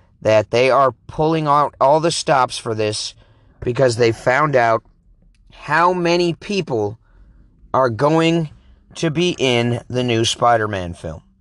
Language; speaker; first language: English; native; English